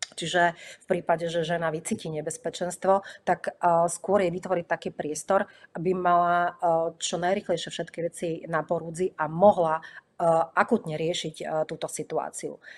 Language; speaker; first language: Slovak; native; Slovak